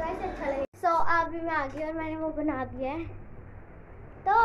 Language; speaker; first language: Hindi; native; Hindi